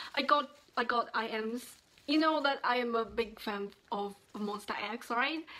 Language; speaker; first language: English; non-native, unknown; Chinese